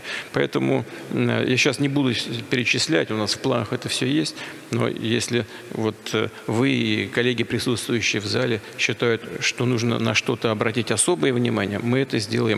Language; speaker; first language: Russian; native; Russian